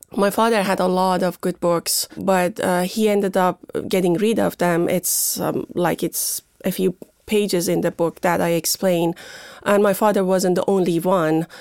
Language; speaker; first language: English; non-native, fluent; Persian